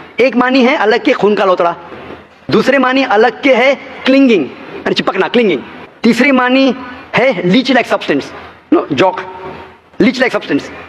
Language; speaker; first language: Hindi; non-native, local second language; Konkani